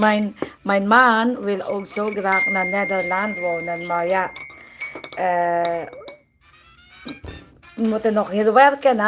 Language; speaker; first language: Dutch; non-native, learner; Filipino